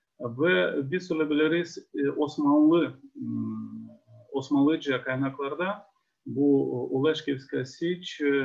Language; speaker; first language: Turkish; non-native, fluent; Ukrainian